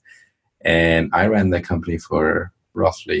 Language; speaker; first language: English; non-native, local second language; Hindi